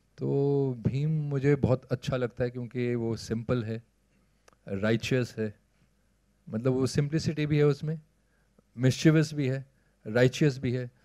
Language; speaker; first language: Hindi; native; Hindi